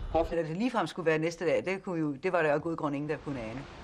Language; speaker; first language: Danish; native; Danish